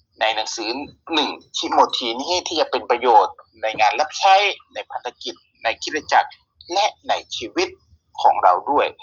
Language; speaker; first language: Thai; native; Thai